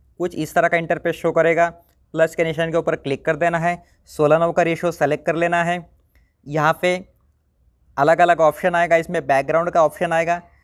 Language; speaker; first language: Hindi; non-native, local second language; Marathi